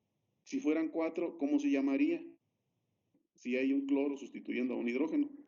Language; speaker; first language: Spanish; native; Spanish